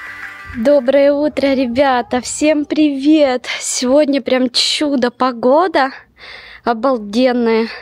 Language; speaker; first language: Russian; native; Russian